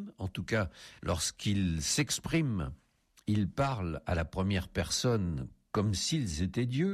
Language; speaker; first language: French; native; French